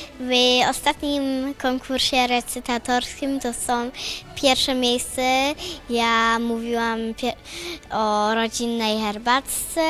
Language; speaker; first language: Polish; early bilingual, heritage; Polish